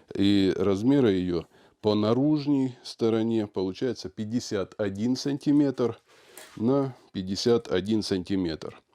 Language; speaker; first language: Russian; native; Russian